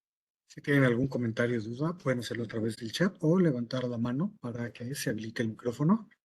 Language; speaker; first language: Spanish; native; Spanish